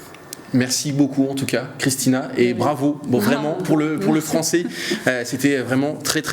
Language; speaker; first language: French; native; French